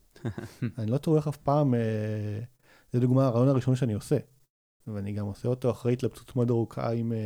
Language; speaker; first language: Hebrew; native; Hebrew